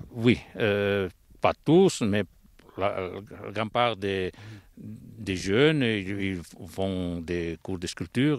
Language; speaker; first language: French; non-native, local second language; Italian